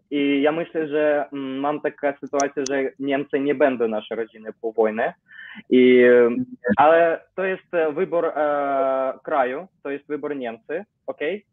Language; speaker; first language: Polish; non-native, learner; Ukrainian